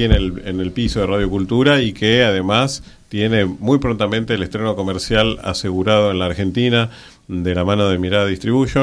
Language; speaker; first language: Spanish; native; Spanish